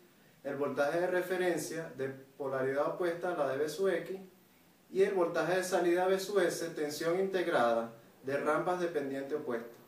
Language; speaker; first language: Spanish; native; Spanish